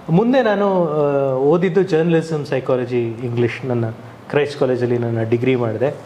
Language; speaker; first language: Kannada; native; Kannada